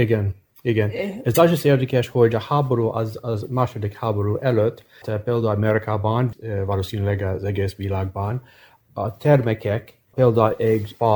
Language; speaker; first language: Hungarian; early bilingual, heritage; English